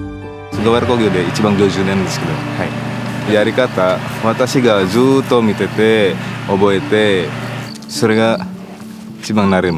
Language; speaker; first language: Japanese; non-native, learner; Indonesian